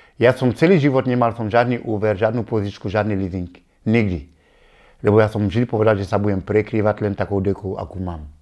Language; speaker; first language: Slovak; non-native, fluent; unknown